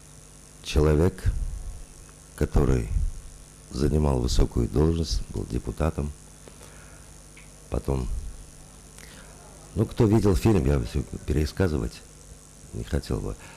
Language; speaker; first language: Russian; non-native, local second language; Uzbek